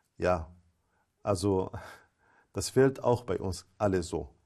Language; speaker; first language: German; non-native, learner; Arabic